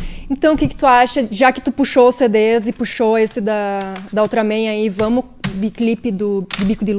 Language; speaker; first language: Portuguese; native; Portuguese